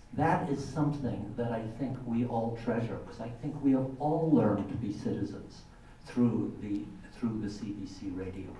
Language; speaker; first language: English; native; English